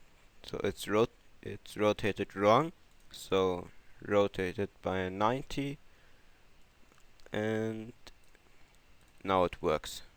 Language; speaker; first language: English; non-native, fluent; German